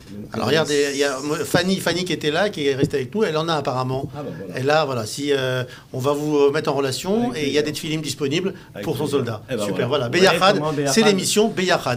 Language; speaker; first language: French; native; French